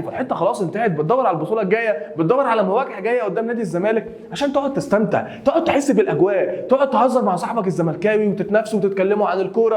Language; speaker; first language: Arabic; native; Arabic